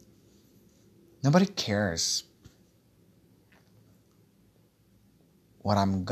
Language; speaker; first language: English; non-native, learner; Portuguese